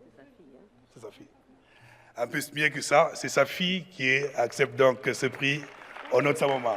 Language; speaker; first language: French; non-native, local second language; Wolof